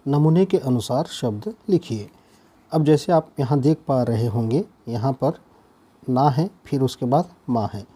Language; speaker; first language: Hindi; non-native, local second language; Kannada